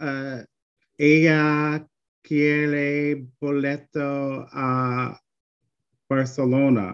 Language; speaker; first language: Spanish; non-native, learner; English